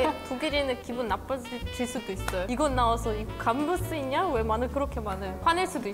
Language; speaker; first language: Korean; non-native, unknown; German